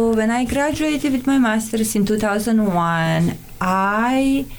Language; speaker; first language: English; non-native, fluent; Serbian